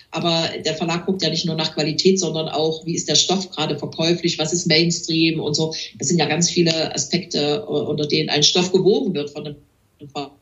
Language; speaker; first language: German; native; German